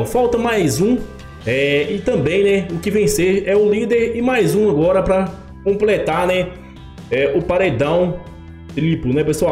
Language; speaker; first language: Portuguese; native; Portuguese